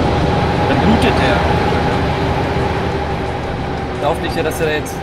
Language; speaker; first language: German; native; German